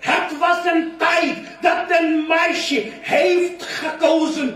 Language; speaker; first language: Dutch; non-native, learner; Urdu